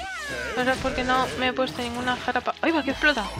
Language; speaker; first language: Spanish; native; Spanish